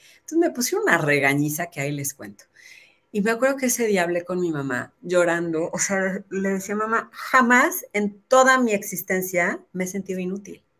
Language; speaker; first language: Spanish; native; Spanish